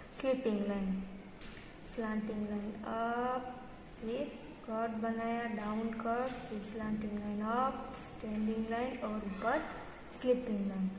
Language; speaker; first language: Hindi; non-native, local second language; Gujarati